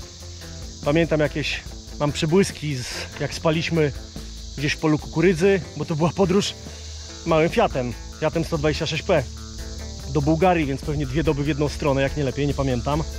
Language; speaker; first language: Polish; native; Polish